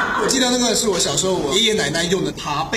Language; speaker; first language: Chinese; native; Chinese